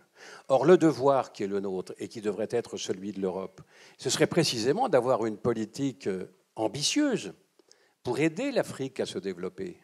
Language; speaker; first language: French; native; French